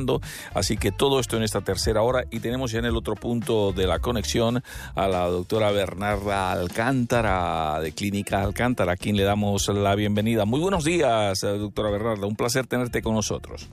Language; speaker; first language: Spanish; native; Spanish